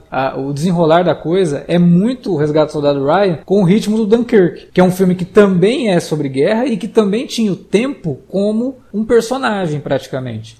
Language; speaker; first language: Portuguese; native; Portuguese